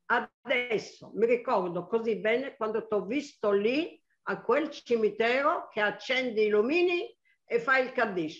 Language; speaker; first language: Italian; non-native, local second language; Arabic